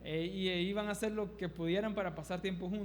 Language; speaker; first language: Spanish; native; Spanish